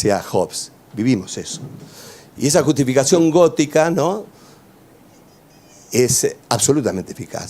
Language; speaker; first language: Spanish; native; Spanish